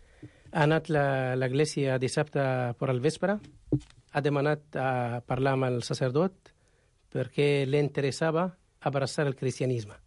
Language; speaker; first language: Catalan; non-native, learner; Arabic